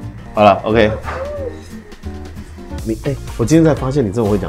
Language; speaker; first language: Chinese; native; Chinese